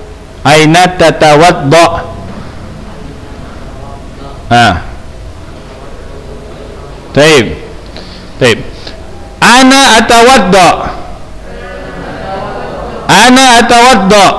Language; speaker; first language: Arabic; non-native, fluent; Indonesian